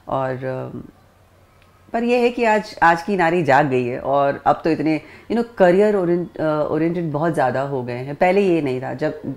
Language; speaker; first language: Hindi; native; Hindi